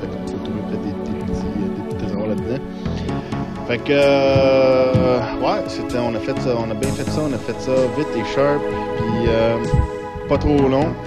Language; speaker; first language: French; native; French